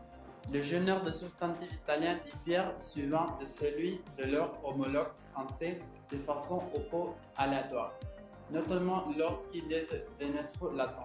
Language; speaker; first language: French; non-native, learner; Spanish